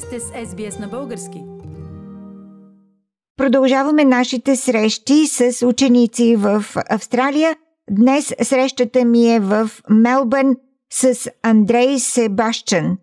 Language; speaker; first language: Bulgarian; native; Bulgarian